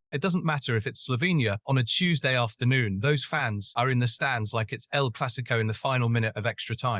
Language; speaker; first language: English; native; English